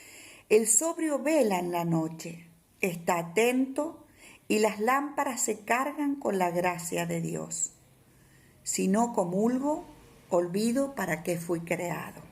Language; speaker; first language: Spanish; native; Spanish